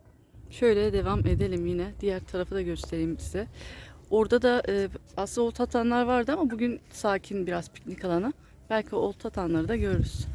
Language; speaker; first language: Turkish; native; Turkish